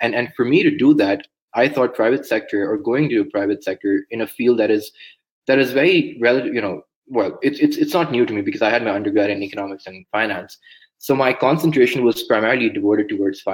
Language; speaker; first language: English; non-native, local second language; Urdu